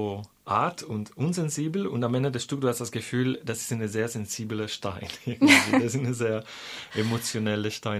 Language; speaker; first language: German; non-native, fluent; Italian